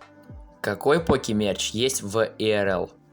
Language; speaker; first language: Russian; native; Russian